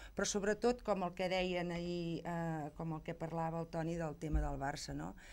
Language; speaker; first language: Catalan; native; Catalan